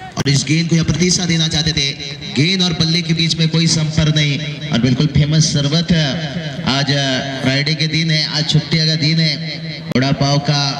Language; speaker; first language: Hindi; non-native, local second language; Marathi